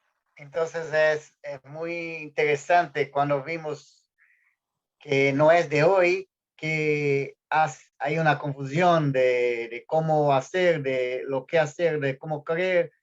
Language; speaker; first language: Spanish; non-native, fluent; Portuguese